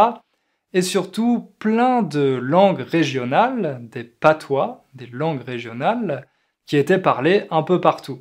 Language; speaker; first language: French; native; French